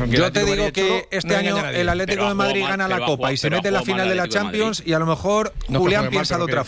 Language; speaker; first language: Spanish; native; Spanish